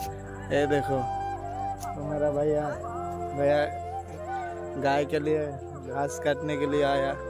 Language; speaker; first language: Hindi; non-native, local second language; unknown